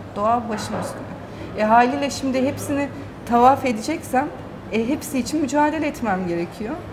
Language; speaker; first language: Turkish; early bilingual, heritage; Turkish